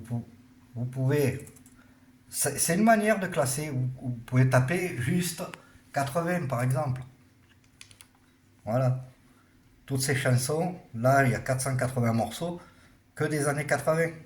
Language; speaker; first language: French; native; French